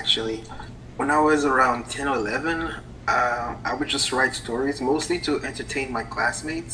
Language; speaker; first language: English; non-native, fluent; Haitian Creole